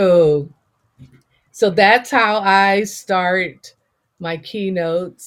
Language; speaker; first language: English; native; English